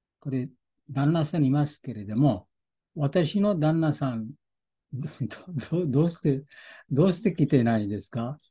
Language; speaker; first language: Japanese; non-native, fluent; Bangla